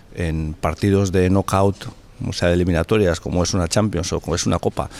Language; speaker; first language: Spanish; native; Spanish